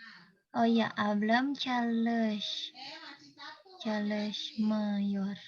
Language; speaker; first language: Turkish; non-native, learner; Indonesian